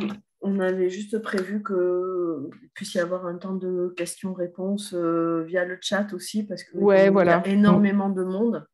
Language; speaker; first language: French; native; French